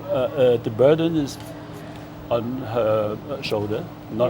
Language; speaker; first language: English; non-native, fluent; Cantonese